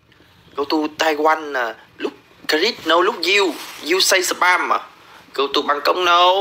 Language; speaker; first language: English; non-native, learner; Vietnamese